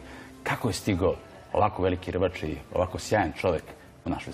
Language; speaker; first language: Serbian; native; Serbian